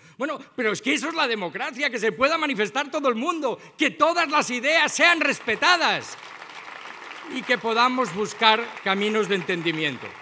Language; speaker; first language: Spanish; non-native, local second language; Catalan